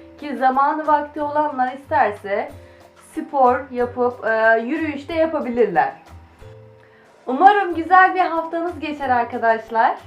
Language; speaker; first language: Turkish; native; Turkish